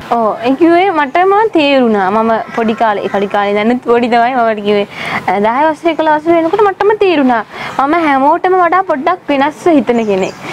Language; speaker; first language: Sinhala; non-native, local second language; Tamil